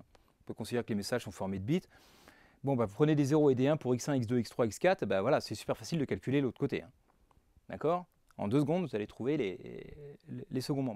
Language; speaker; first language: French; native; French